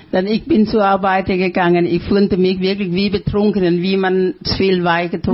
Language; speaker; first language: German; non-native, fluent; Thai